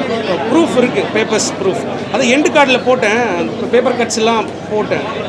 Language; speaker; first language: Tamil; native; Tamil